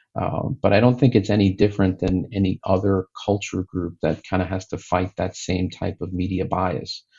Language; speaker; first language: English; native; English